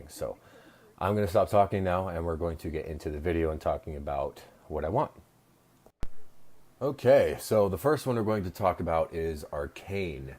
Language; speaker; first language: English; native; English